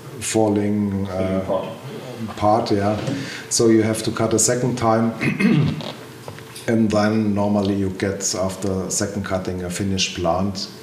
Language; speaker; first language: English; non-native, learner; German